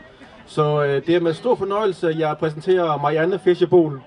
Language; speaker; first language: Danish; native; Danish